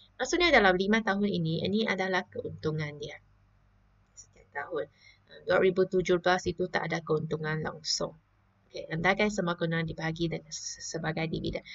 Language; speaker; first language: Malay; non-native, local second language; Chinese